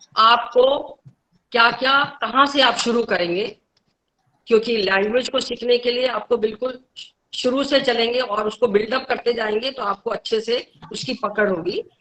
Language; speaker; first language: Hindi; native; Hindi